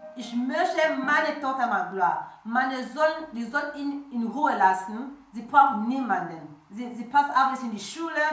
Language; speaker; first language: German; non-native, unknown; French